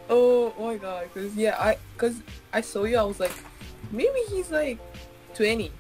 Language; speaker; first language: English; non-native, fluent; Uzbek